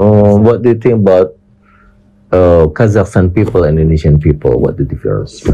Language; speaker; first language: English; non-native, learner; Indonesian